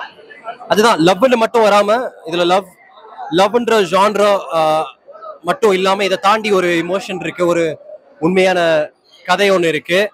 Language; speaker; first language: Tamil; native; Tamil